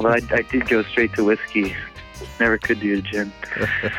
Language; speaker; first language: English; native; English